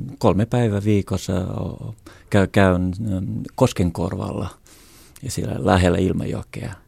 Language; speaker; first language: Finnish; non-native, fluent; Portuguese